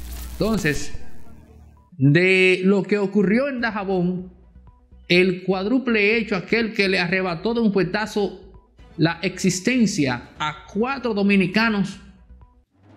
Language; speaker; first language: Spanish; native; Spanish